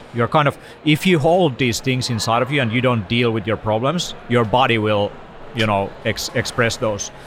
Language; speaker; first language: English; non-native, fluent; Finnish